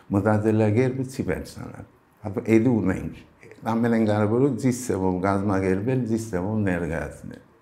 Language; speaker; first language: Armenian; early bilingual, heritage; Armenian